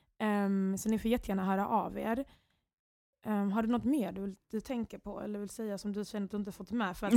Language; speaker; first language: Swedish; early bilingual, other home language; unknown